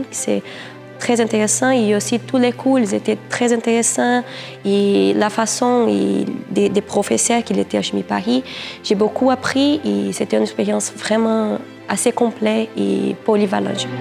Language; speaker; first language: French; non-native, fluent; Portuguese